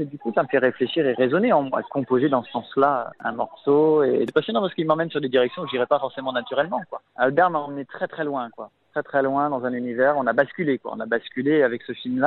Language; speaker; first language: French; native; French